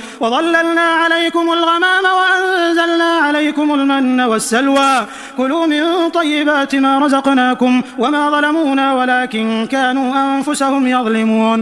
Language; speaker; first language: Arabic; native; Arabic